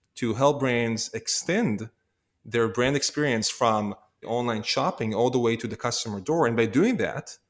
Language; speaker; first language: English; non-native, fluent; Hebrew